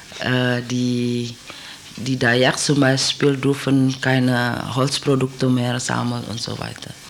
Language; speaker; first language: German; non-native, learner; Indonesian